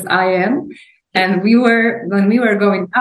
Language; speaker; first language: English; non-native, fluent; Polish